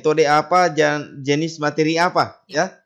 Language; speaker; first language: Indonesian; native; Indonesian